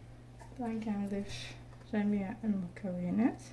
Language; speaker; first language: Arabic; native; Arabic